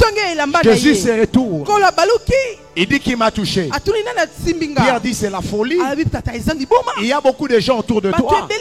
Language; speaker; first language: French; non-native, local second language; Lingala